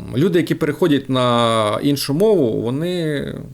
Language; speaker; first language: Ukrainian; non-native, local second language; Russian